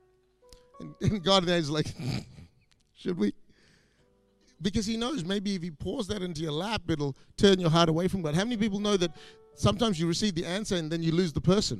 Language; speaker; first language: English; native; English